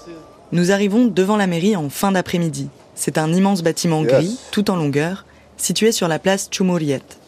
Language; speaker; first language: French; native; French